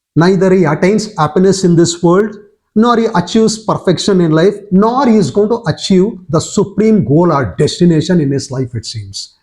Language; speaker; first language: English; non-native, local second language; Kannada